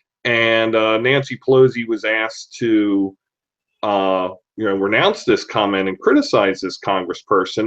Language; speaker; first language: English; native; English